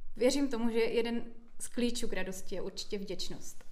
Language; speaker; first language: Czech; native; Czech